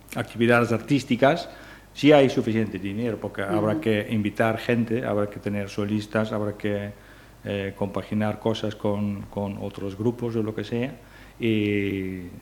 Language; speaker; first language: Spanish; non-native, fluent; Dutch